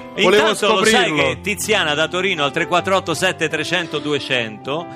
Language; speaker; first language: Italian; native; Italian